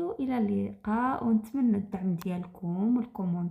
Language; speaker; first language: Arabic; native; Arabic